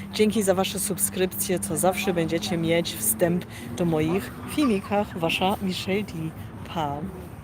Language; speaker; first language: Polish; early bilingual, heritage; Polish